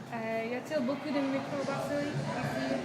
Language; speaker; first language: French; non-native, learner; English